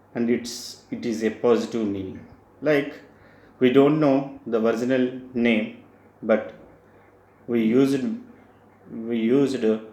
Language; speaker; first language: English; non-native, local second language; Telugu